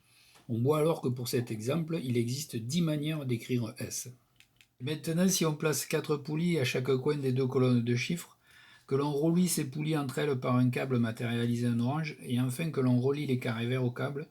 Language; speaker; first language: French; native; French